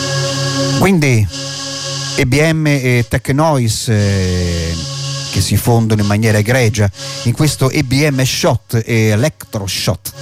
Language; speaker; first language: Italian; native; Italian